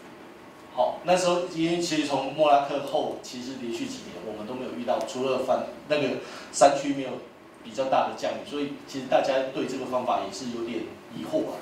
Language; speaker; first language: Chinese; native; Chinese